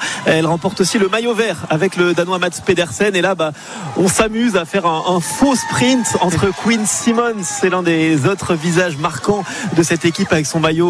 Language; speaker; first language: French; native; French